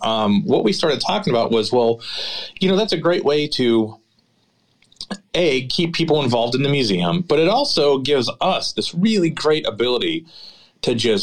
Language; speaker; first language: English; native; English